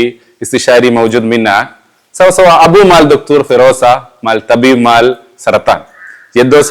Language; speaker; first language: Arabic; non-native, learner; Malayalam